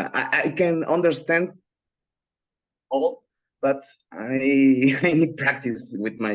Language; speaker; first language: English; non-native, learner; Spanish